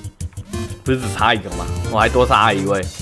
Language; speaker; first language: Chinese; native; Chinese